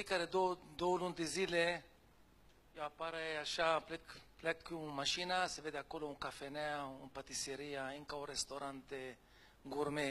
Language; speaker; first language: Romanian; non-native, fluent; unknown